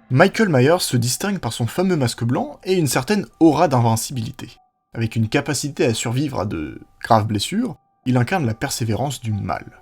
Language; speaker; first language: French; native; French